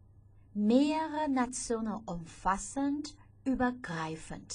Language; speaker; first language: German; non-native, fluent; Chinese